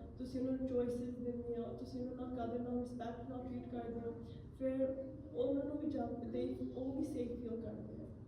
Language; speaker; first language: Punjabi; early bilingual, heritage; Punjabi